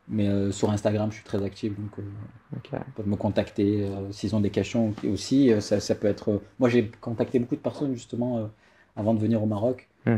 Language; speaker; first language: French; native; French